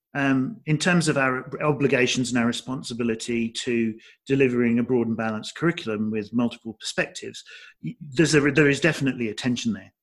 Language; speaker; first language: English; native; English